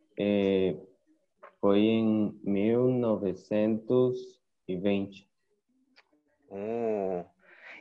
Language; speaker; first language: Portuguese; non-native, learner; Spanish